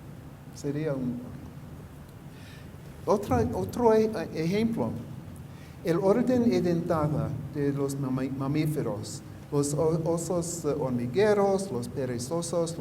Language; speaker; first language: Spanish; non-native, fluent; English